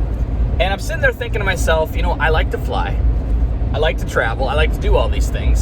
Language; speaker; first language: English; native; English